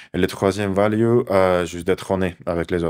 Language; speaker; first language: French; non-native, fluent; Russian